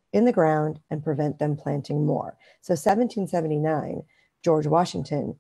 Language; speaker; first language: English; native; English